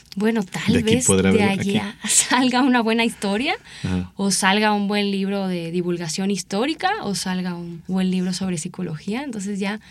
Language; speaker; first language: Spanish; native; Spanish